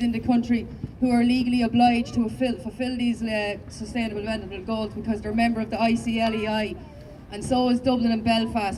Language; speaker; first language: English; native; English